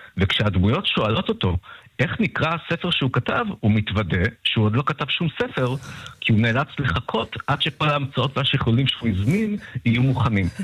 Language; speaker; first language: Hebrew; early bilingual, other home language; Russian